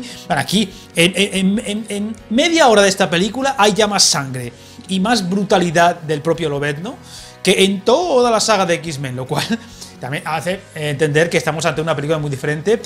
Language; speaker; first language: Spanish; native; Spanish